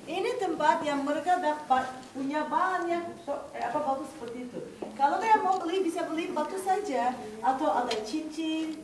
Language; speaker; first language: Indonesian; non-native, learner; Turkish